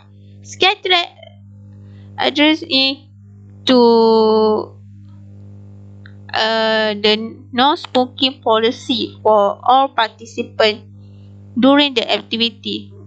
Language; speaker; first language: English; non-native, local second language; Malay